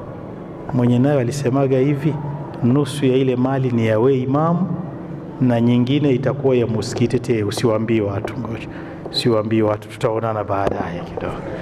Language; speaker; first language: Swahili; non-native, local second language; Rundi